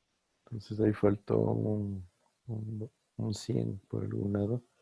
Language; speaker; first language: Spanish; native; Spanish